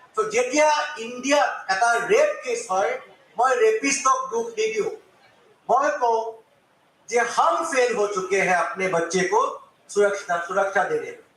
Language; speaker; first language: Hindi; non-native, local second language; Assamese